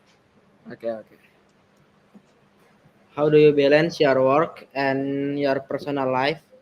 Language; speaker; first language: English; non-native, learner; Indonesian